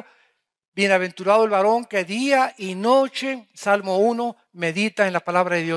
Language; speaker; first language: Spanish; native; Spanish